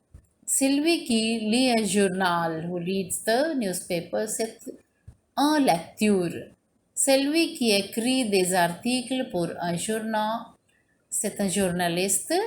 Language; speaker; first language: French; non-native, learner; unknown